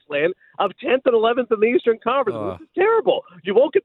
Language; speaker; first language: English; native; English